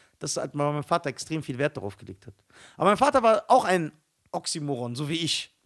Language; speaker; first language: German; early bilingual, other home language; Arabic